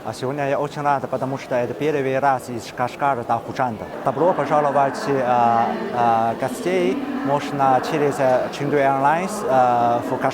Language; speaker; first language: Russian; non-native, learner; Chinese